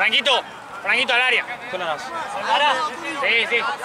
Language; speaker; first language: Spanish; native; Spanish